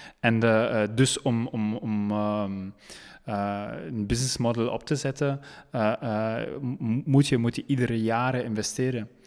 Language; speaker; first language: Dutch; non-native, local second language; French